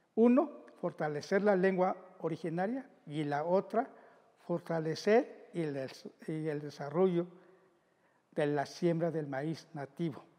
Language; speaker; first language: Spanish; non-native, local second language; Zapotec